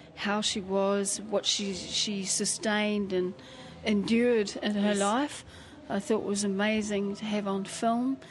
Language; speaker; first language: English; native; English